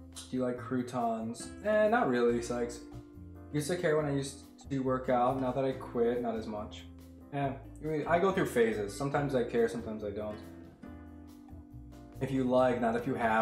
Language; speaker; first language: English; native; English